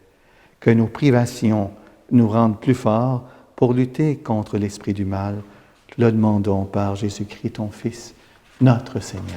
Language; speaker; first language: French; native; French